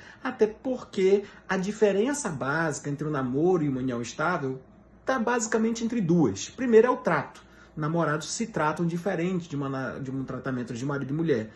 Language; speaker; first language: Portuguese; native; Portuguese